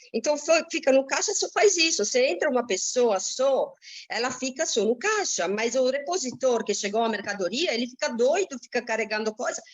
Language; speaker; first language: Portuguese; non-native, fluent; Italian